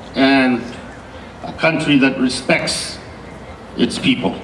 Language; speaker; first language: English; early bilingual, other home language; Spanish